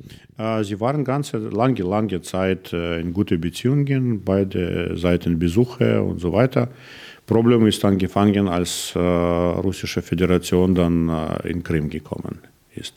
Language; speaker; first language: German; non-native, learner; Russian